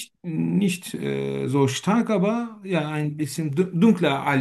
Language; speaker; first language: German; non-native, learner; Turkish